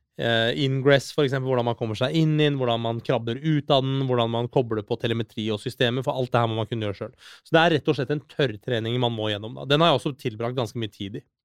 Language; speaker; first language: Norwegian; early bilingual, other home language; Persian